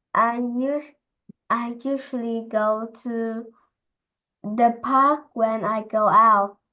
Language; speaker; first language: English; non-native, learner; Vietnamese